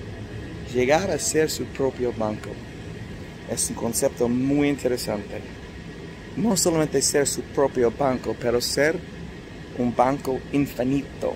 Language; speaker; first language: Spanish; non-native, fluent; English